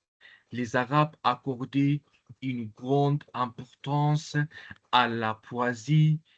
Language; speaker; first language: French; non-native, local second language; Arabic